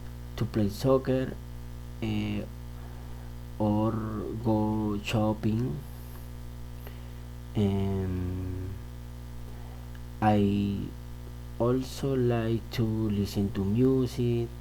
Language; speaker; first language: English; non-native, learner; Spanish